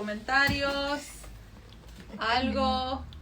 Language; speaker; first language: Spanish; early bilingual, heritage; Spanish